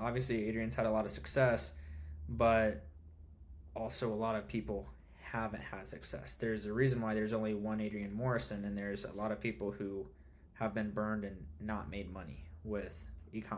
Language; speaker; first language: English; native; English